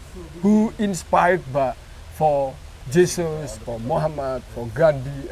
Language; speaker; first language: English; non-native, learner; Indonesian